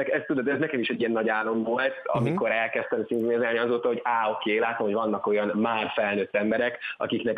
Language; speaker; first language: Hungarian; native; Hungarian